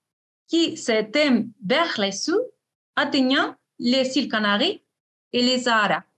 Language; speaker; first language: French; non-native, fluent; Spanish